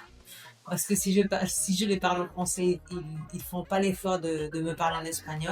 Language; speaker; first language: French; non-native, fluent; Spanish